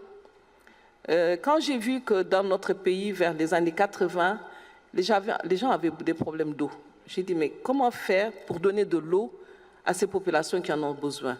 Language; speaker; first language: French; non-native, local second language; Wolof